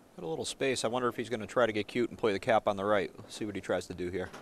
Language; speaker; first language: English; native; English